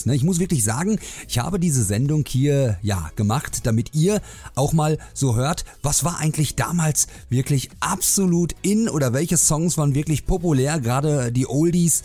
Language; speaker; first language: German; native; German